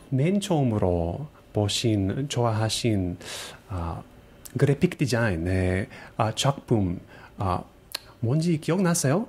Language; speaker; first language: Korean; non-native, fluent; English